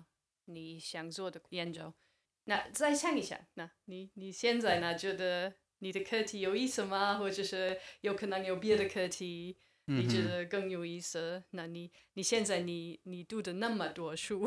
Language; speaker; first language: Chinese; non-native, fluent; English